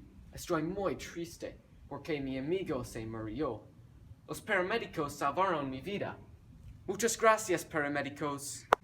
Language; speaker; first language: Spanish; non-native, learner; English